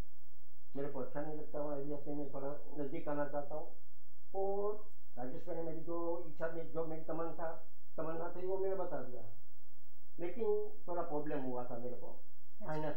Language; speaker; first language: Hindi; non-native, local second language; Gujarati